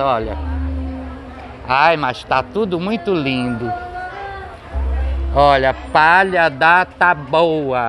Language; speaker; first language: Portuguese; native; Portuguese